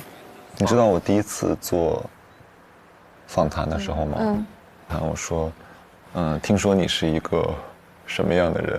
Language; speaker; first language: Chinese; native; Chinese